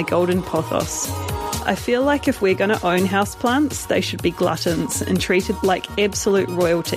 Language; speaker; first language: English; native; English